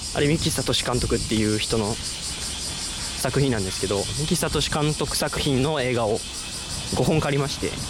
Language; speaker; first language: Japanese; native; Japanese